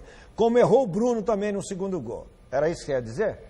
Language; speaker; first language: Portuguese; native; Portuguese